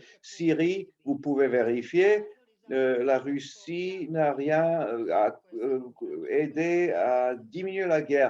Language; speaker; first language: French; non-native, local second language; Serbian